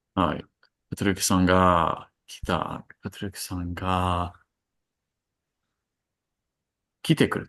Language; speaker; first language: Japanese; non-native, learner; English